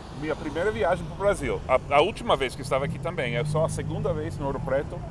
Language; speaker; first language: Portuguese; non-native, fluent; English